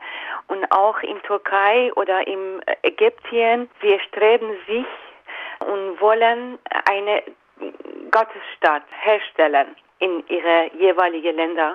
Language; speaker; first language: German; non-native, fluent; Persian